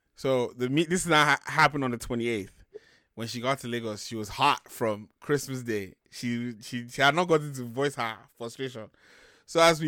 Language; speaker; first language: English; non-native, local second language; Yoruba